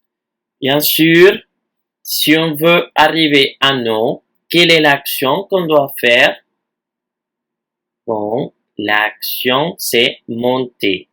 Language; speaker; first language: French; non-native, fluent; Spanish